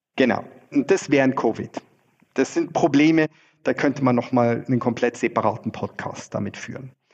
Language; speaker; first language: German; native; German